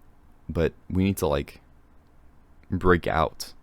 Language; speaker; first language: English; native; English